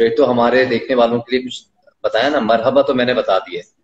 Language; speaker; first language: Urdu; native; Urdu